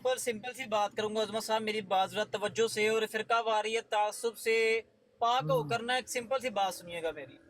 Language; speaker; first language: Urdu; native; Urdu